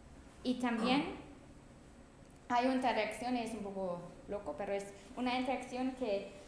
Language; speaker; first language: Spanish; non-native, fluent; German